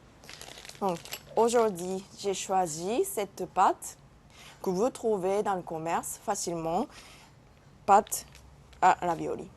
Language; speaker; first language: French; non-native, learner; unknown